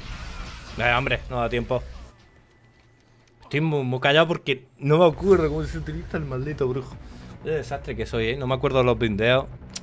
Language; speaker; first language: Spanish; native; Spanish